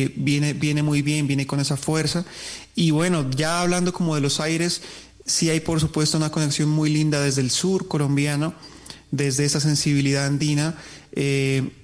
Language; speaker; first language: Spanish; native; Spanish